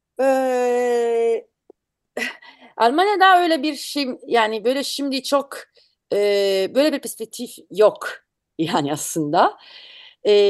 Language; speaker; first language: Turkish; non-native, learner; Italian